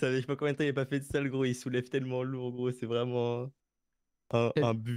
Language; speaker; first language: French; native; French